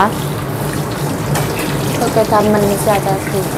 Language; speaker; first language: Chinese; non-native, fluent; Indonesian